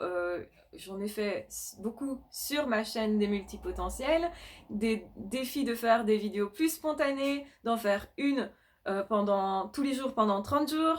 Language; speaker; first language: French; native; French